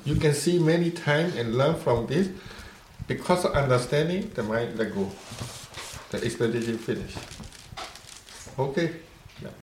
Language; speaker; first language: English; non-native, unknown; Burmese